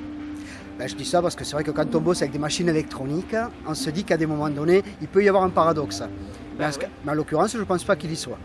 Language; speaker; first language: French; native; French